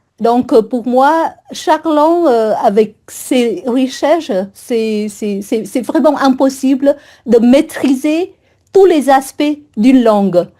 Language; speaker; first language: French; non-native, fluent; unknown